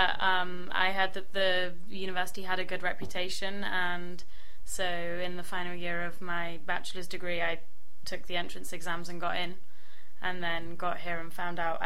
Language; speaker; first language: English; native; English